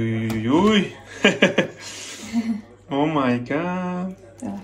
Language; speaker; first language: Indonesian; non-native, learner; Spanish